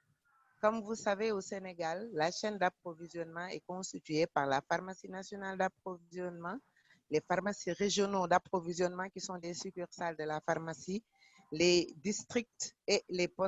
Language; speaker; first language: French; non-native, local second language; Wolof